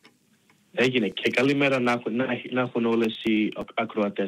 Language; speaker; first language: Greek; early bilingual, heritage; Greek